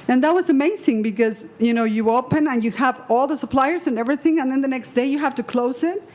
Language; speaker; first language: English; non-native, fluent; Spanish